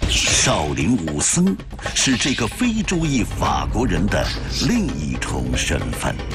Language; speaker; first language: Chinese; native; Chinese